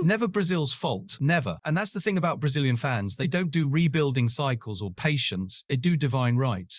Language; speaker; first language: English; native; English